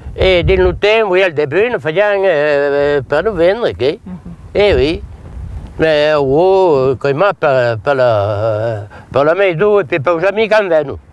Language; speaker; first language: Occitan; native; Occitan